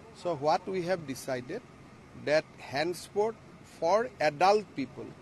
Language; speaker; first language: English; non-native, local second language; Assamese